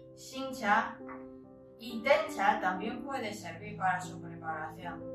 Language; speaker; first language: Spanish; non-native, learner; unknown